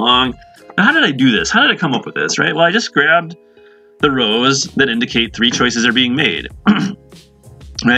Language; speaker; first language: English; native; English